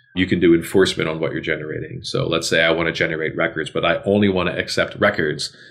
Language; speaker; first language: English; native; English